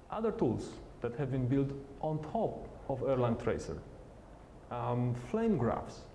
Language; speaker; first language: English; non-native, fluent; Polish